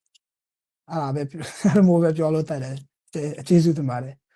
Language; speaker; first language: Burmese; non-native, learner; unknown